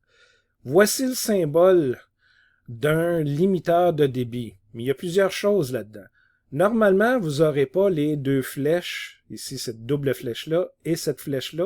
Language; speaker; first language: French; native; French